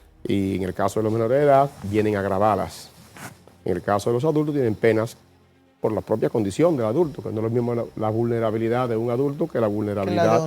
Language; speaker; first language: Spanish; native; Spanish